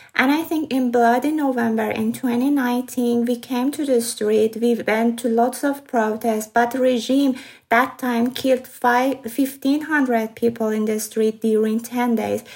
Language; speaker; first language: English; non-native, fluent; Persian